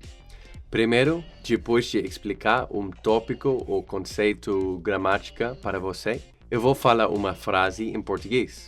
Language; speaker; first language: Portuguese; non-native, fluent; English